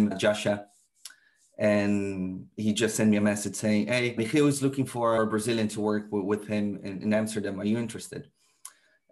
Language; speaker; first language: English; non-native, fluent; Portuguese